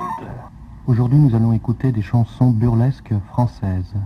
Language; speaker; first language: French; native; French